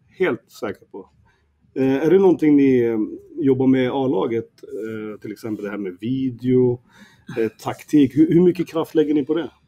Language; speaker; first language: Swedish; early bilingual, other home language; Kurdish